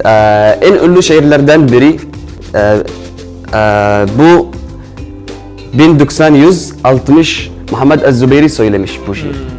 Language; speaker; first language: Turkish; non-native, learner; Arabic